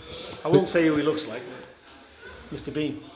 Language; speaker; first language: English; native; English